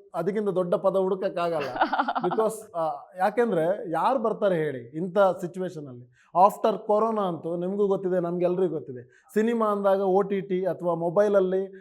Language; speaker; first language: Kannada; non-native, local second language; Tulu